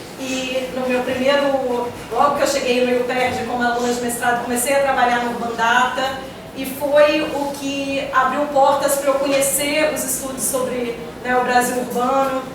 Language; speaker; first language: Portuguese; native; Portuguese